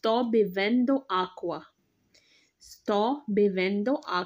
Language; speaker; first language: Italian; non-native, fluent; Urdu